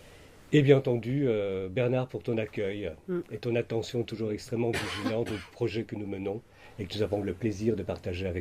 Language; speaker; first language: French; native; French